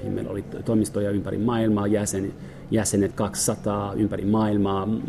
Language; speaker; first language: Finnish; non-native, fluent; French